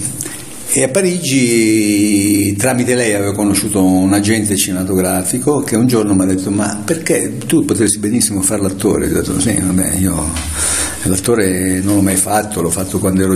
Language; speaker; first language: Italian; native; Italian